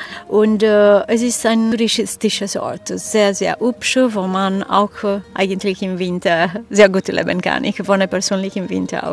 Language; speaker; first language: German; non-native, fluent; Italian